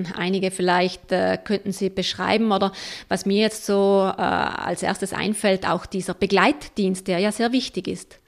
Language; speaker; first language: German; native; German